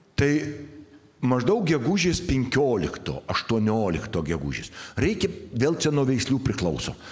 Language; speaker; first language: Lithuanian; native; Lithuanian